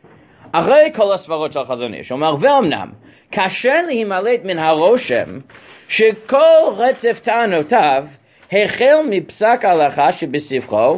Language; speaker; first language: Hebrew; non-native, fluent; English